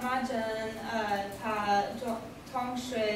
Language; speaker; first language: Chinese; non-native, learner; English